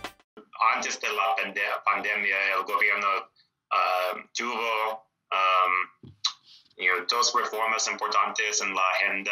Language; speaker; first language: Spanish; non-native, fluent; English